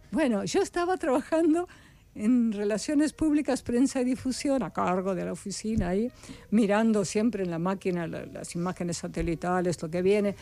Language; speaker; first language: Spanish; early bilingual, other home language; Ukrainian